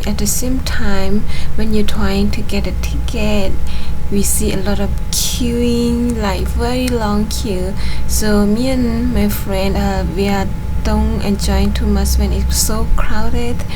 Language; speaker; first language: English; non-native, learner; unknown